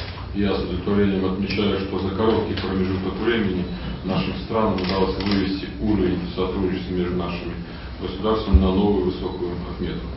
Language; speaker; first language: Russian; native; Russian